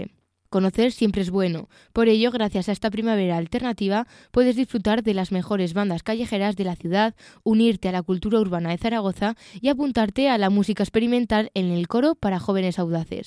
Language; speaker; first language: Spanish; native; Spanish